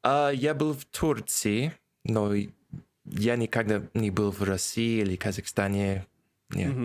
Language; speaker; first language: Russian; non-native, learner; English